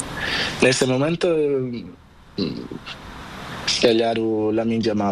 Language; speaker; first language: Spanish; non-native, learner; Portuguese